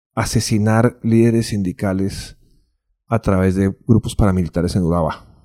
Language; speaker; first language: Spanish; native; Spanish